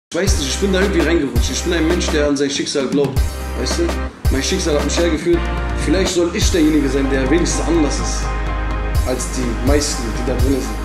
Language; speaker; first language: German; early bilingual, other home language; Turkish